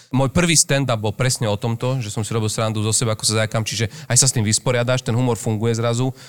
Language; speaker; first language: Slovak; native; Slovak